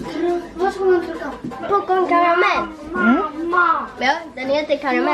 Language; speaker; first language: Swedish; early bilingual, other home language; Mongolian